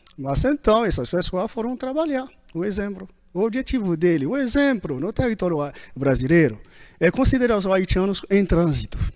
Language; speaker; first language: Portuguese; non-native, fluent; Haitian Creole